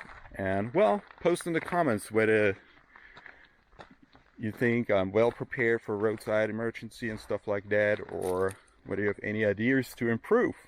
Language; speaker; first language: English; non-native, fluent; German